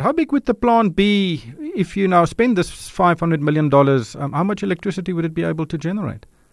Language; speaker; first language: English; non-native, local second language; Afrikaans